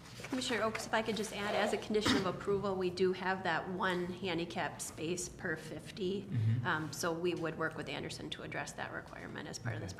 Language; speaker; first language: English; native; English